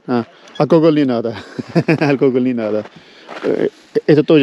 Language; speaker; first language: Russian; non-native, learner; Urdu